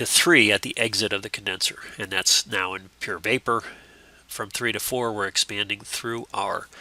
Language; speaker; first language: English; native; English